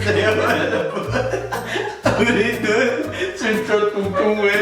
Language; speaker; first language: Korean; non-native, learner; English